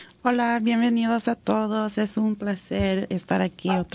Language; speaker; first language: Spanish; early bilingual, heritage; Spanish